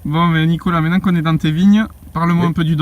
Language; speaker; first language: French; native; French